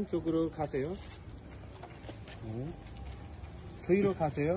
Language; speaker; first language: Korean; non-native, learner; Nepali